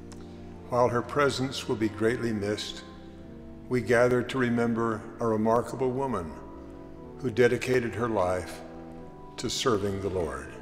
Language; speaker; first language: English; native; English